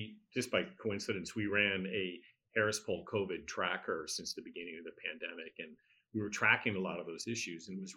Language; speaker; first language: English; native; English